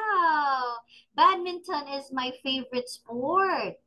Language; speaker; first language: English; non-native, fluent; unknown